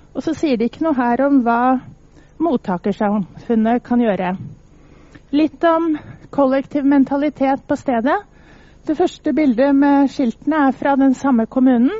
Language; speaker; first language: Norwegian; native; Norwegian